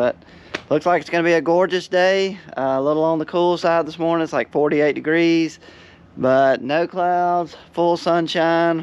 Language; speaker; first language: English; native; English